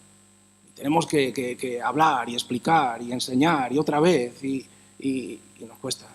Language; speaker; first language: Spanish; native; Spanish